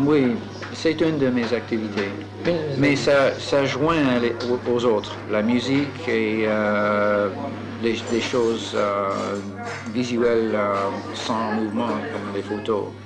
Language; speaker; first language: French; non-native, fluent; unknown